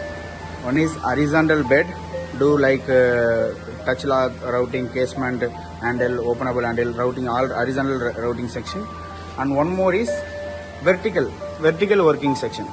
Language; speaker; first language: English; non-native, learner; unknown